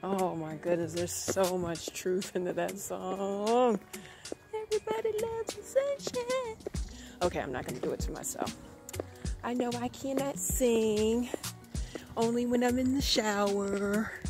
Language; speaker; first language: English; native; English